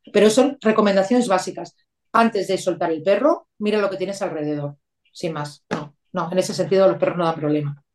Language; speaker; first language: Spanish; native; Spanish